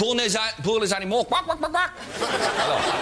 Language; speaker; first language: French; non-native, learner; German